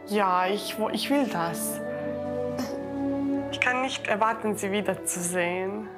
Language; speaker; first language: German; early bilingual, other home language; Croatian